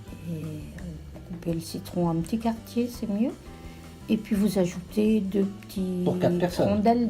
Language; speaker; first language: French; native; French